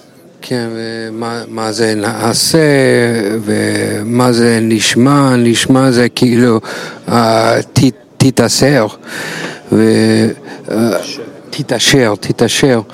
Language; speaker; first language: Hebrew; non-native, fluent; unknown